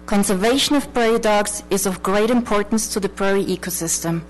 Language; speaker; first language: English; non-native, fluent; German